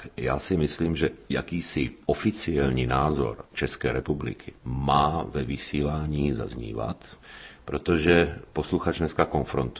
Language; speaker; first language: Czech; native; Czech